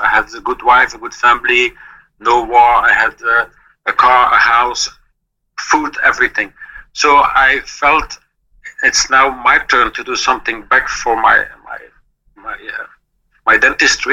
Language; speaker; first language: English; non-native, fluent; Dutch